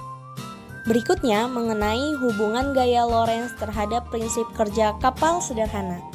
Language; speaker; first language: Indonesian; native; Indonesian